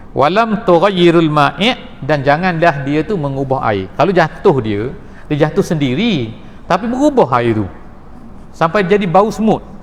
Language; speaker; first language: Malay; native; Malay